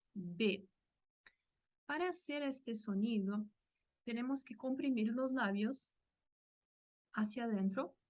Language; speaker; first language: Spanish; non-native, fluent; Portuguese